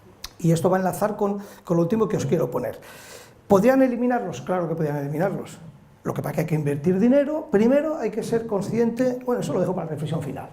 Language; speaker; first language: Spanish; native; Spanish